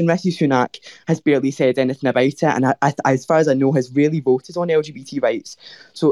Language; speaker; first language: English; native; English